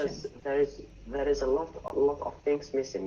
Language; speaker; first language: English; non-native, learner; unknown